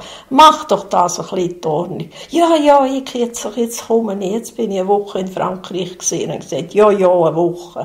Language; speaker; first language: German; native; German